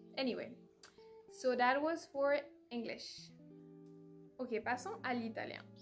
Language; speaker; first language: English; non-native, fluent; French